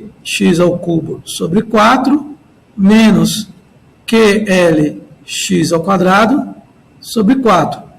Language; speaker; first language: Portuguese; native; Portuguese